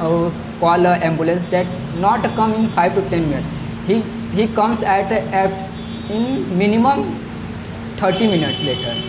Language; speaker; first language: English; non-native, learner; Hindi